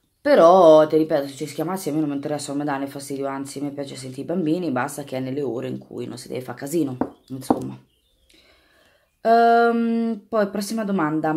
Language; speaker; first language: Italian; native; Italian